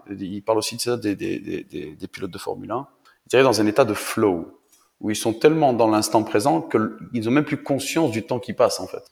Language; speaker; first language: French; native; French